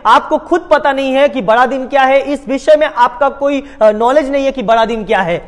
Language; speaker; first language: Hindi; non-native, local second language; Bangla